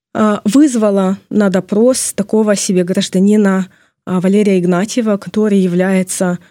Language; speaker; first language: Russian; non-native, local second language; Ukrainian